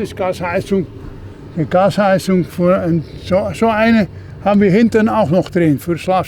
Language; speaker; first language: German; non-native, learner; Dutch